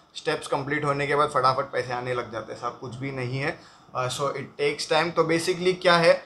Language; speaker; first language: Hindi; non-native, local second language; Marathi